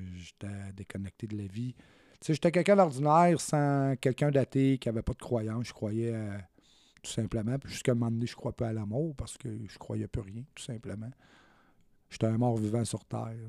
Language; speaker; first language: French; native; French